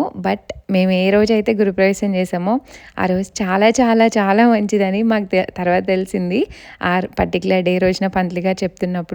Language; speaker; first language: Telugu; native; Telugu